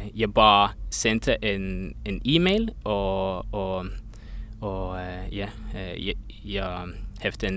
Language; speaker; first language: Danish; non-native, learner; Estonian